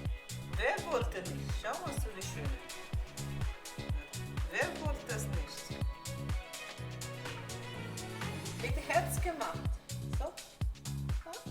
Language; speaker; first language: German; non-native, learner; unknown